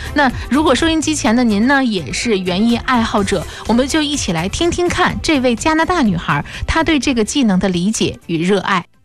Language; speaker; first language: Chinese; native; Chinese